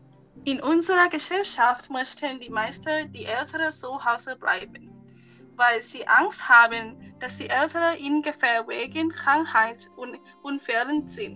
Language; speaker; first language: German; non-native, learner; Thai